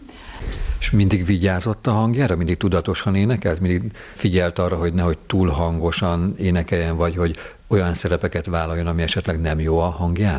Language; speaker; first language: Hungarian; native; Hungarian